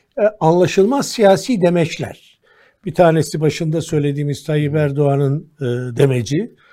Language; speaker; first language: Turkish; native; Turkish